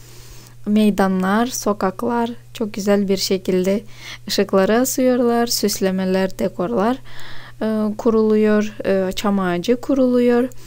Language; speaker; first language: Turkish; non-native, fluent; Russian